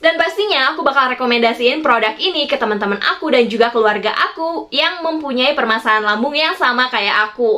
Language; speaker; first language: Indonesian; native; Indonesian